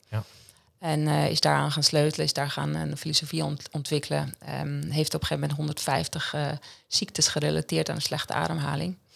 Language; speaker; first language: Dutch; non-native, fluent; Swiss German